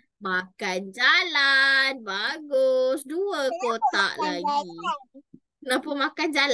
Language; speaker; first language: Malay; native; Malay